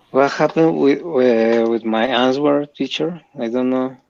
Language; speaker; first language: English; non-native, learner; Spanish